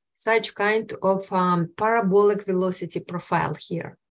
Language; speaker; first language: English; non-native, fluent; Russian